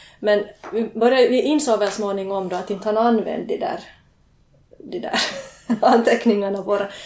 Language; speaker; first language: Swedish; native; Swedish